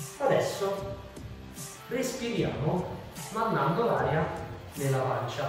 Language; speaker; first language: Italian; native; Italian